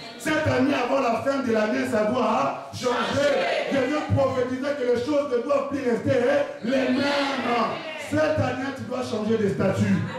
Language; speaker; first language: French; non-native, local second language; Lingala